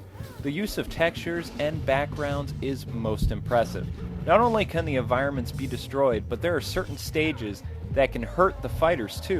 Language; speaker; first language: English; native; English